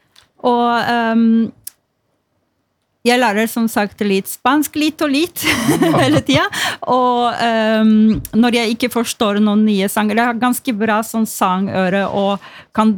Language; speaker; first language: Norwegian; non-native, fluent; Polish